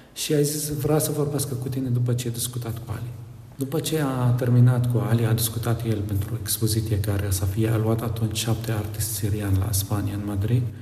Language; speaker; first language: Romanian; non-native, learner; Arabic